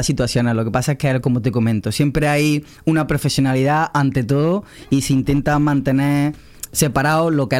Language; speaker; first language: Spanish; native; Spanish